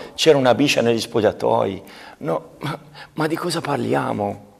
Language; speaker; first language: Italian; native; Italian